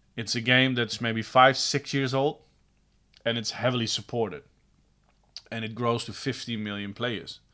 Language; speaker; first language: English; non-native, fluent; Dutch